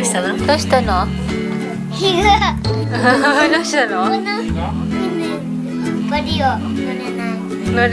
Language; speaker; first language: Japanese; non-native, fluent; Thai